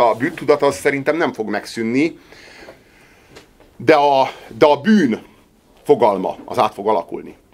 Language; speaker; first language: Hungarian; native; Hungarian